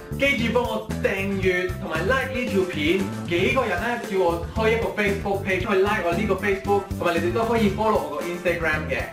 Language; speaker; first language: Cantonese; non-native, fluent; Spanish